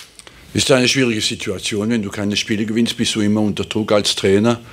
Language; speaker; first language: German; non-native, fluent; French